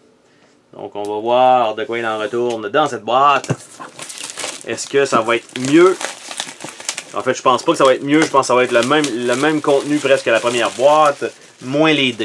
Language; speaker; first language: French; native; French